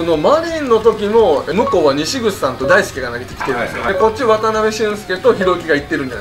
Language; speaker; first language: Japanese; native; Japanese